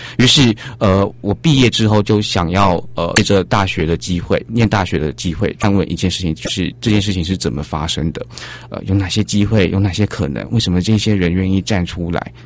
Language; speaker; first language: Chinese; native; Chinese